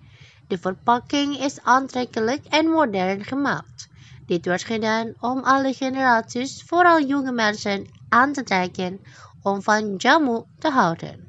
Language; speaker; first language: Dutch; non-native, fluent; Indonesian